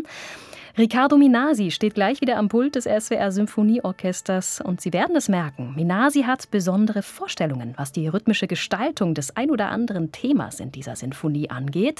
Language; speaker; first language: German; native; German